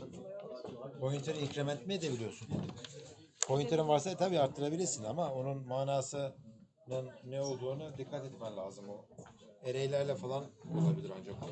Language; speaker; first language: Turkish; native; Turkish